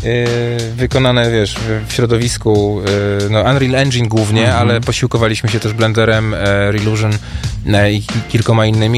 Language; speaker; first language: Polish; native; Polish